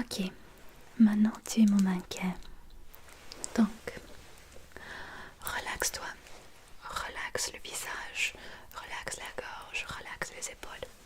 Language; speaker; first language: French; non-native, learner; English